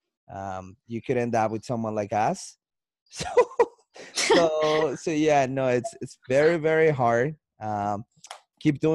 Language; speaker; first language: English; non-native, fluent; Spanish